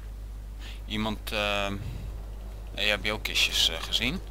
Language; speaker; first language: Dutch; native; Dutch